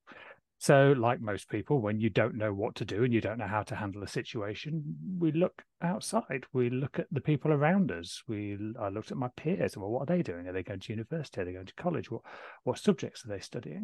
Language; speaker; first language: English; native; English